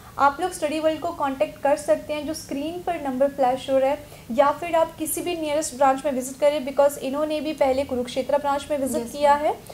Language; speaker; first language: Hindi; native; Hindi